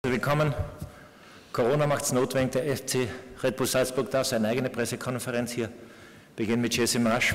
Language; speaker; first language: German; native; German